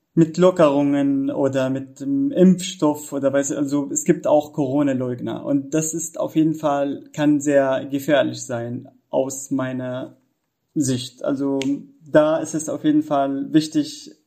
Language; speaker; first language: German; non-native, fluent; Arabic